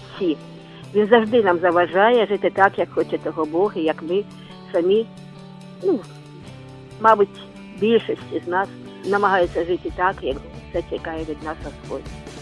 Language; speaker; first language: Ukrainian; non-native, local second language; Russian